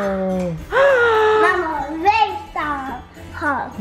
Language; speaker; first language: Polish; early bilingual, heritage; Polish